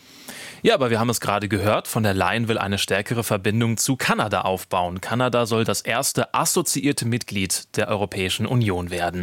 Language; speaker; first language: German; native; German